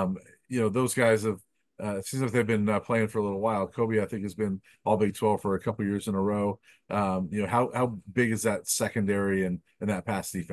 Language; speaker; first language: English; native; English